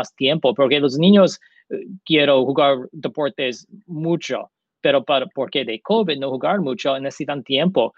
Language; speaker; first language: Spanish; non-native, learner; English